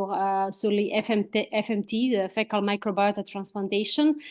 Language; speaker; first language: French; non-native, fluent; Croatian